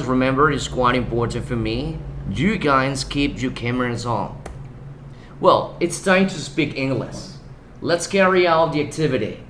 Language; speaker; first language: English; non-native, fluent; Spanish